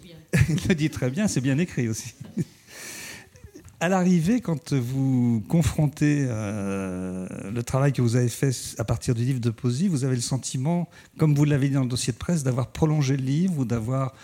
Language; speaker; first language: French; native; French